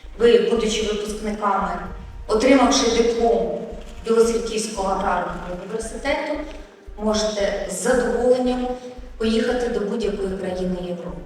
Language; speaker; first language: Ukrainian; native; Ukrainian